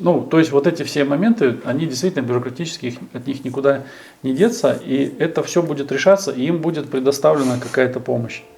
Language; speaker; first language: Russian; native; Russian